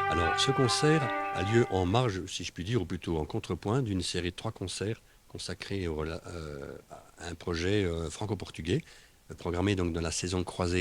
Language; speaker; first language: French; native; French